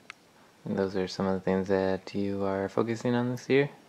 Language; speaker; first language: English; native; English